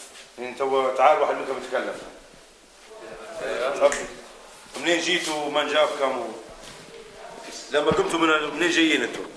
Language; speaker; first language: Arabic; native; Arabic